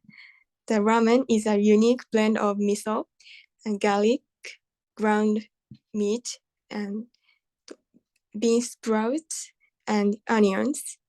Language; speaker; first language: English; non-native, learner; Japanese